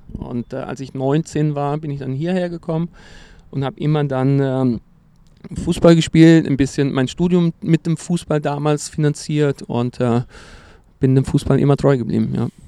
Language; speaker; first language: German; non-native, fluent; Portuguese